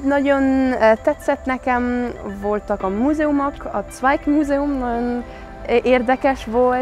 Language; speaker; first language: Hungarian; early bilingual, heritage; Hungarian